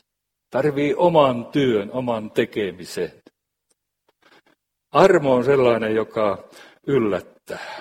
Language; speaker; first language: Finnish; native; Finnish